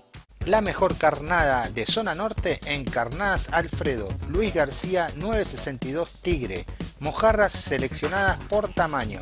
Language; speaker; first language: Spanish; native; Spanish